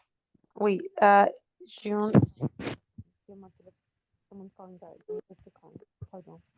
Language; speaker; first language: French; non-native, learner; Spanish